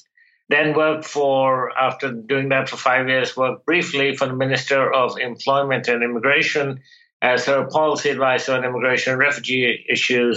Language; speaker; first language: English; non-native, local second language; Bangla